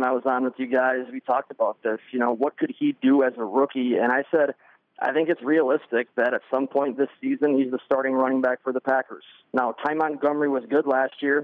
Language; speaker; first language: English; native; English